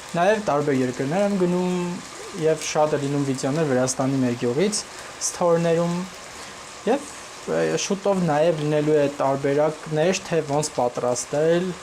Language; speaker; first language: Armenian; native; Armenian